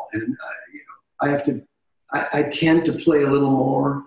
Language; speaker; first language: English; native; English